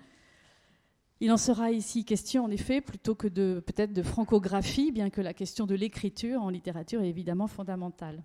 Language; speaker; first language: French; native; French